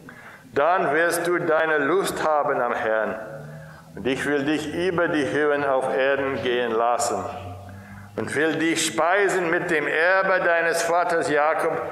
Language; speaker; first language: German; non-native, fluent; English